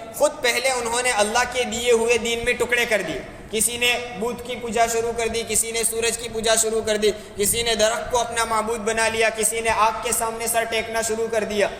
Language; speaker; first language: Urdu; native; Urdu